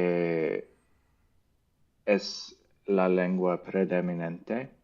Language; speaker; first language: Spanish; non-native, learner; English